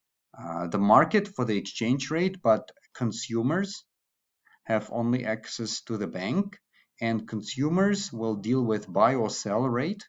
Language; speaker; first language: English; non-native, fluent; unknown